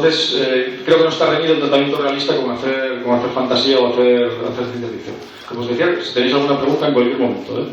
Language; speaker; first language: Spanish; native; Spanish